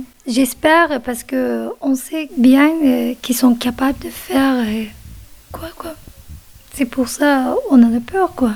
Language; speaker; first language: French; non-native, fluent; Kurdish